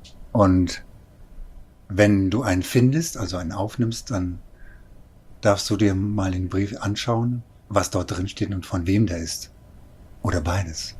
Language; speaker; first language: German; native; German